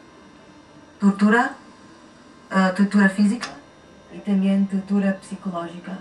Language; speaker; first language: Spanish; non-native, learner; Portuguese